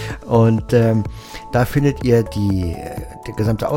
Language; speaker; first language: German; native; German